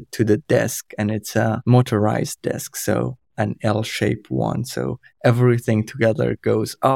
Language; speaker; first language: English; non-native, fluent; Kurdish